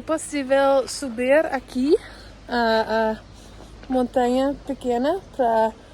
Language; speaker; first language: Portuguese; non-native, learner; English